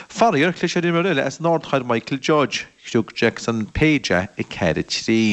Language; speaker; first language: Irish; native; Irish